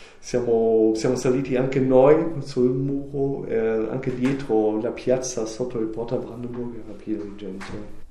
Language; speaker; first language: Italian; non-native, learner; German